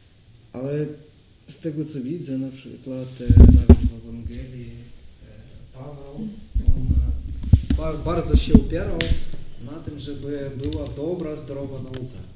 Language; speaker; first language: Polish; non-native, learner; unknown